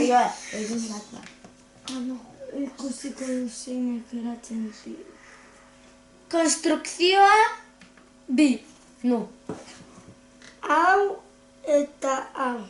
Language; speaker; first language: Basque; non-native, local second language; Spanish